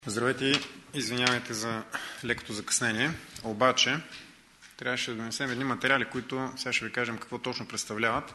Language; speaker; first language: Bulgarian; native; Bulgarian